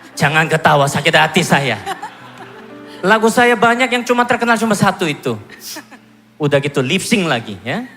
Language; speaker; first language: Indonesian; non-native, fluent; Korean